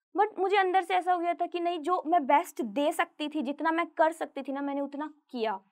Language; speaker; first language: Hindi; native; Hindi